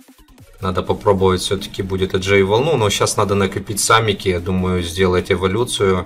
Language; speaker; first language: Russian; native; Russian